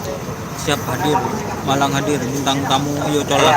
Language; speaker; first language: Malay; non-native, local second language; Madurese